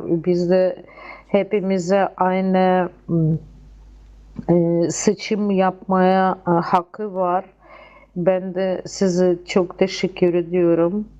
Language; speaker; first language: Turkish; non-native, learner; Russian